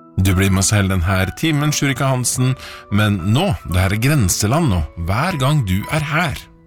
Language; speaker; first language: Norwegian; native; Norwegian